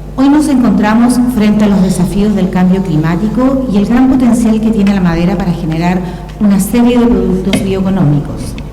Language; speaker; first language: Spanish; native; Spanish